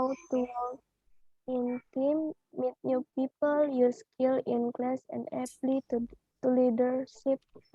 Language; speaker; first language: English; non-native, learner; Indonesian